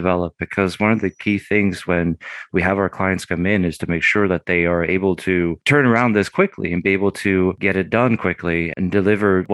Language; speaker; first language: English; native; English